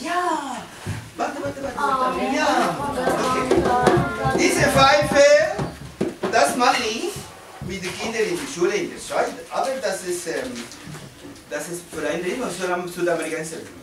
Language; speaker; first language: German; non-native, learner; Spanish